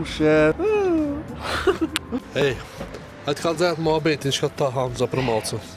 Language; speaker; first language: Albanian; native; Albanian